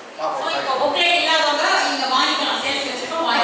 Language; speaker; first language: Tamil; native; Tamil